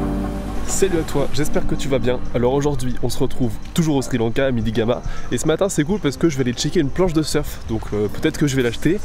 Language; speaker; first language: French; native; French